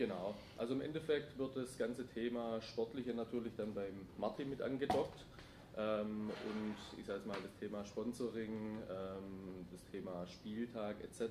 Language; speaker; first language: German; native; German